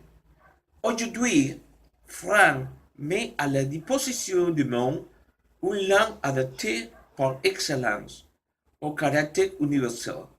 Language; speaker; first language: French; non-native, learner; Spanish